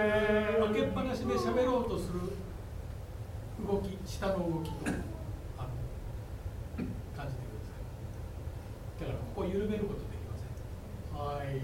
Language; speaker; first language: Japanese; native; Japanese